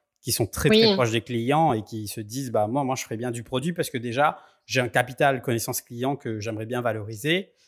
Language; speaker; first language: French; native; French